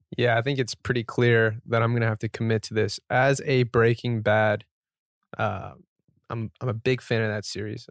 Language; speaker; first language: English; early bilingual, other home language; Korean